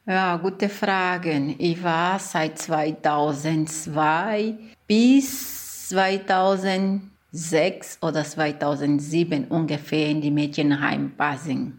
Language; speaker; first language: German; non-native, learner; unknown